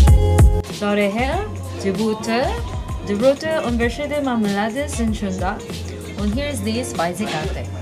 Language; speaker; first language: German; non-native, learner; Filipino